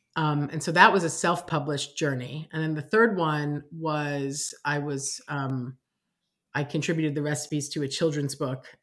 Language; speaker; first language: English; native; English